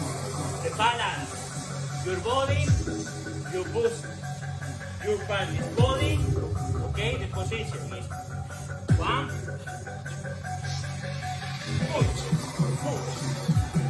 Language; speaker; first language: English; non-native, learner; Spanish